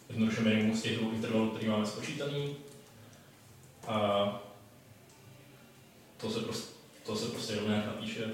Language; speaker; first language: Czech; native; Czech